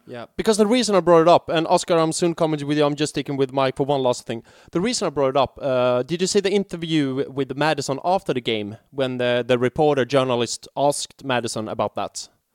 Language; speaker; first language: English; non-native, fluent; Swedish